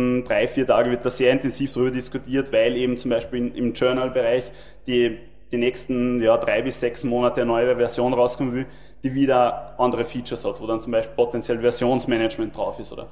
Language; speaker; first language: German; native; German